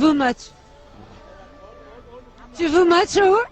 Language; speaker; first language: French; non-native, learner; Arabic